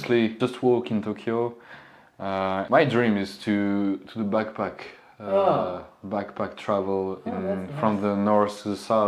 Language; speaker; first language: English; non-native, learner; French